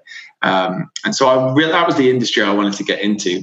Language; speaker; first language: English; native; English